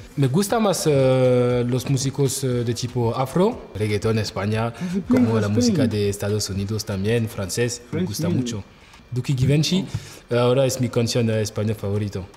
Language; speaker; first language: Spanish; non-native, learner; French